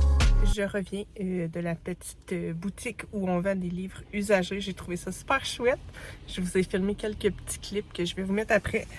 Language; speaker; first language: French; native; French